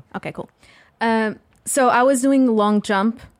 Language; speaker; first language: English; non-native, fluent; Portuguese